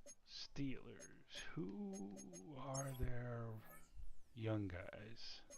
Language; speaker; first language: English; native; English